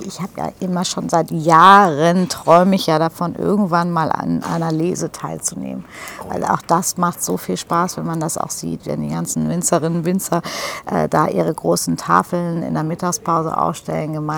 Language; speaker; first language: German; native; German